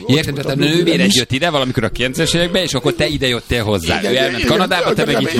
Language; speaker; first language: Hungarian; native; Hungarian